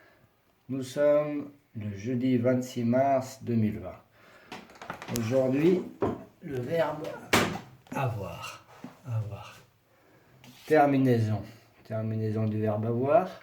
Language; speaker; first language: French; non-native, fluent; Spanish